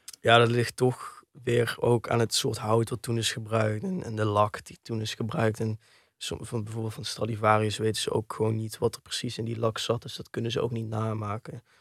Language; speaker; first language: Dutch; native; Dutch